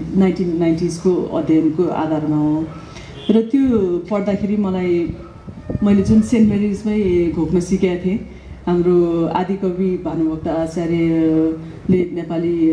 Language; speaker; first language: Nepali; native; Nepali